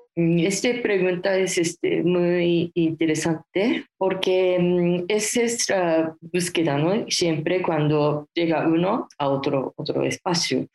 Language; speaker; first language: Spanish; non-native, fluent; Japanese